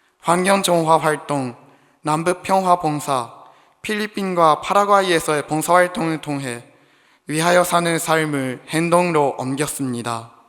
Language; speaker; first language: Korean; non-native, fluent; Japanese